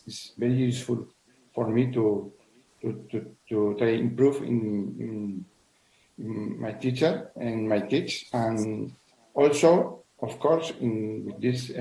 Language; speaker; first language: English; non-native, learner; Spanish